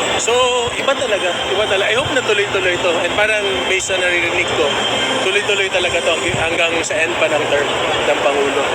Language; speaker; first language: Filipino; non-native, local second language; Cebuano